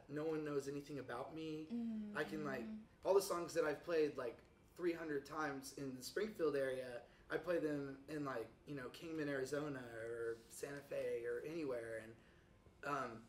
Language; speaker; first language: English; native; English